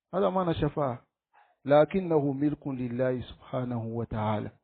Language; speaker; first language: Arabic; non-native, fluent; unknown